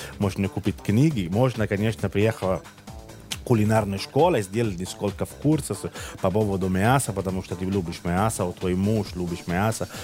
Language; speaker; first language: Russian; non-native, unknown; Italian